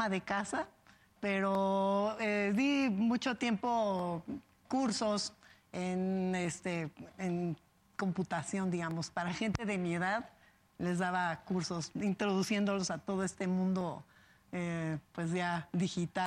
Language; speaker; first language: Spanish; native; Spanish